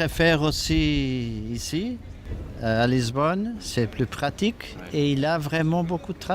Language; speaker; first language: French; non-native, fluent; Portuguese